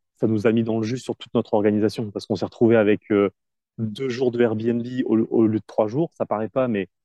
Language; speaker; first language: French; native; French